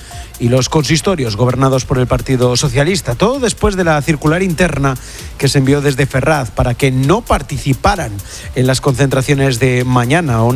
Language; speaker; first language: Spanish; native; Spanish